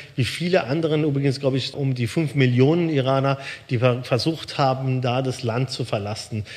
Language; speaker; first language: German; early bilingual, other home language; Persian